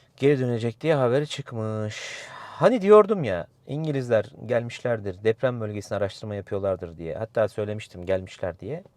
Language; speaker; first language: Turkish; native; Turkish